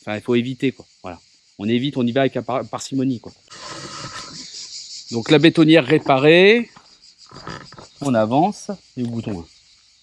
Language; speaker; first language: French; native; French